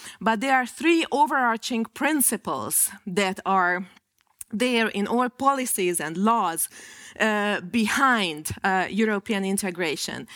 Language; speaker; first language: English; non-native, fluent; Hungarian